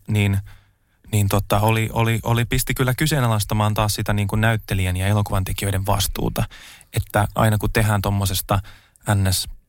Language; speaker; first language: Finnish; native; Finnish